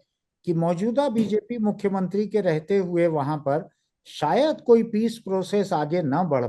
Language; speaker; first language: Hindi; native; Hindi